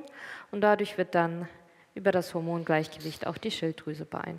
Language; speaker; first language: German; native; German